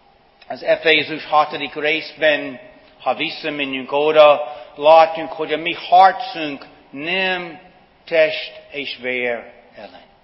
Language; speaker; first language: Hungarian; non-native, fluent; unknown